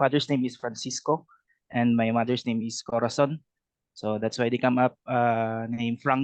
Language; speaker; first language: English; non-native, learner; Cebuano